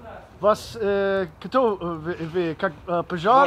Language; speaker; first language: Russian; non-native, learner; English